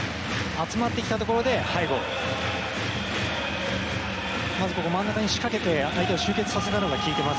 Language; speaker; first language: Japanese; native; Japanese